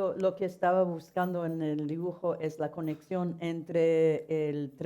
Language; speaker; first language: Spanish; non-native, fluent; English